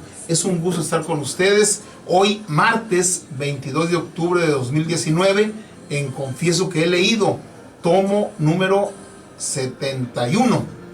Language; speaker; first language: Spanish; native; Spanish